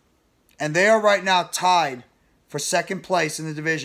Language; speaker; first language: English; native; English